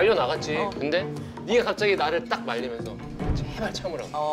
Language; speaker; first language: Korean; native; Korean